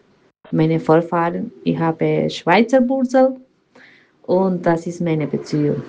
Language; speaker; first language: German; non-native, fluent; Spanish